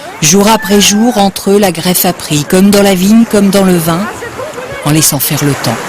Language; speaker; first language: French; native; French